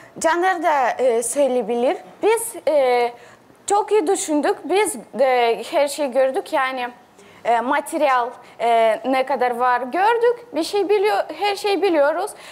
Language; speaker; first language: Turkish; non-native, learner; Russian